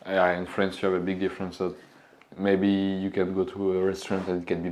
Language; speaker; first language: English; non-native, learner; French